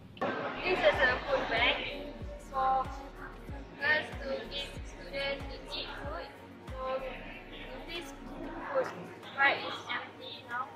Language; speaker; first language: English; non-native, learner; Malay